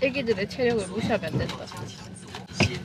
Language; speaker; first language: Korean; native; Korean